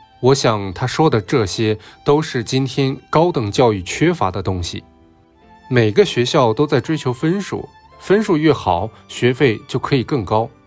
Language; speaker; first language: Chinese; non-native, local second language; Cantonese